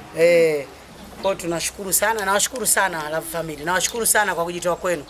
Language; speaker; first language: Swahili; native; Swahili